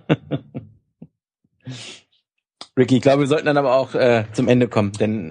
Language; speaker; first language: German; native; German